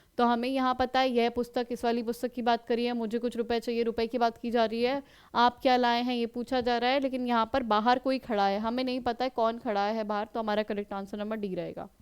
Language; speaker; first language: Hindi; native; Hindi